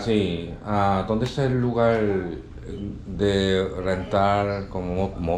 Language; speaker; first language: Spanish; non-native, learner; Korean